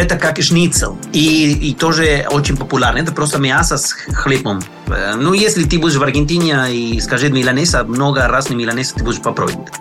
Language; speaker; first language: Russian; non-native, learner; Spanish